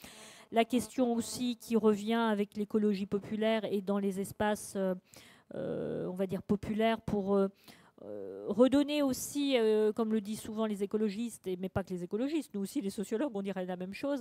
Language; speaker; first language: French; native; French